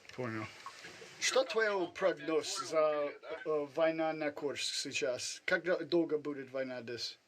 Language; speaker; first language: Russian; non-native, learner; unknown